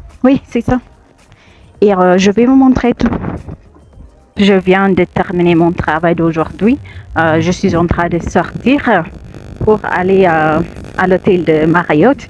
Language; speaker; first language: French; non-native, fluent; Amharic